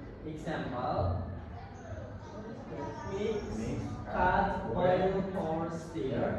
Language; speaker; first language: English; non-native, learner; Indonesian